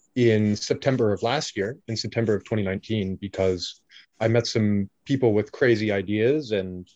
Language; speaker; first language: English; native; English